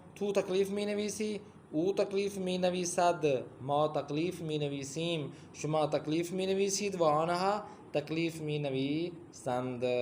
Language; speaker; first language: Persian; non-native, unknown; Urdu